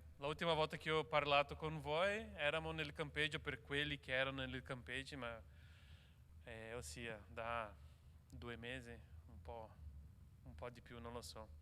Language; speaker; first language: Italian; non-native, learner; Portuguese